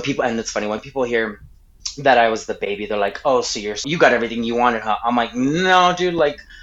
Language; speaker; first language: English; native; English